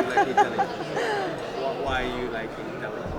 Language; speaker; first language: English; non-native, learner; Japanese